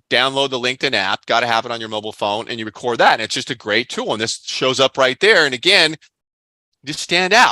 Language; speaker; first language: English; native; English